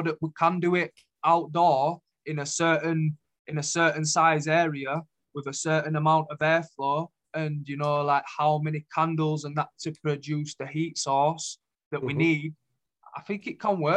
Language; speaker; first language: English; native; English